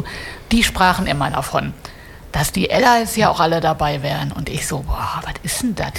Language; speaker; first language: German; native; German